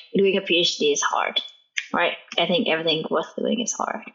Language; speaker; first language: English; non-native, fluent; Vietnamese